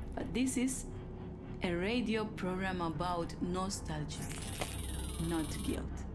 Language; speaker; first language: English; non-native, fluent; Spanish